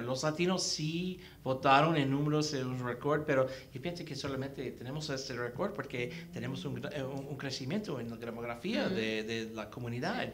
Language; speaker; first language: Spanish; early bilingual, heritage; Spanish